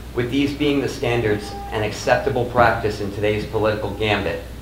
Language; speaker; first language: English; native; English